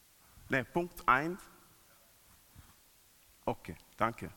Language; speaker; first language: German; non-native, learner; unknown